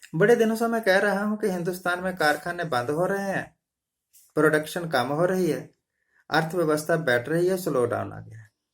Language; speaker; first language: Hindi; non-native, local second language; Punjabi